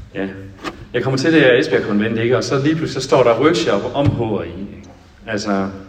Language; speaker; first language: Danish; native; Danish